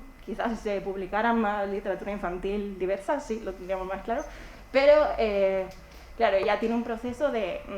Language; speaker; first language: Spanish; native; Spanish